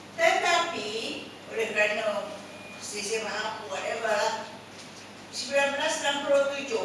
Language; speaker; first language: Malay; native; Malay